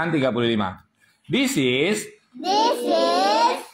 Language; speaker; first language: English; non-native, fluent; Indonesian